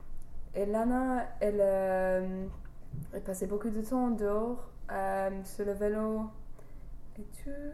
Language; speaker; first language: French; non-native, learner; English